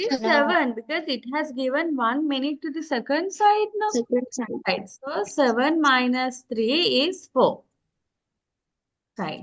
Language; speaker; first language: English; non-native, local second language; Sinhala